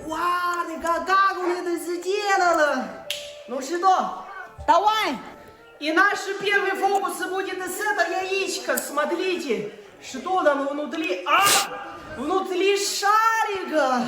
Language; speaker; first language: Russian; non-native, learner; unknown